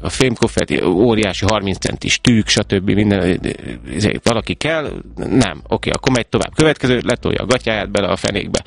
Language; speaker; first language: Hungarian; native; Hungarian